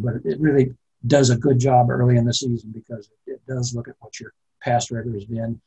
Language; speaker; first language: English; native; English